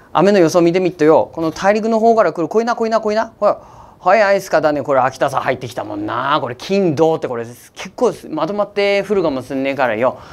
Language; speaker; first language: Japanese; native; Japanese